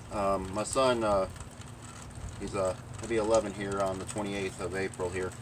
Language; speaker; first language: English; native; English